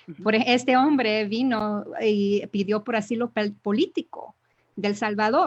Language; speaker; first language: Spanish; early bilingual, other home language; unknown